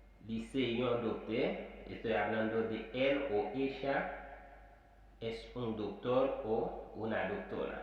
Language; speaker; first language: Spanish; non-native, fluent; Haitian Creole